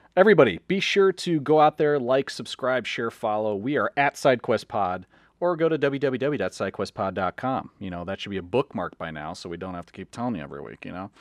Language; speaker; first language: English; native; English